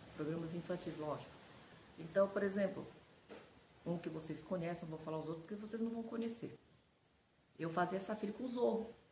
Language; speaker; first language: Portuguese; early bilingual, other home language; Japanese